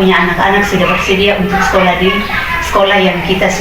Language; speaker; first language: Indonesian; non-native, local second language; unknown